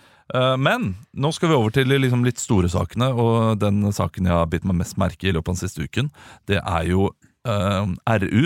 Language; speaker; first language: Norwegian; native; Norwegian